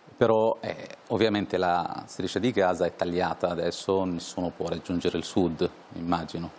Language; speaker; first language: Italian; non-native, fluent; Arabic